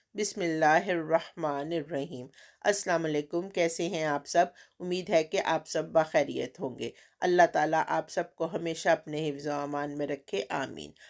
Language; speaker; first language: Urdu; native; Urdu